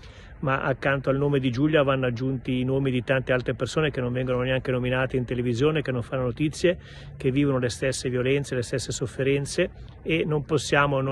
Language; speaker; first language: Italian; native; Italian